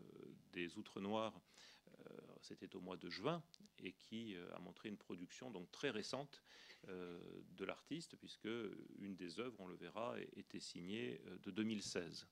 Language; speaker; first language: French; native; French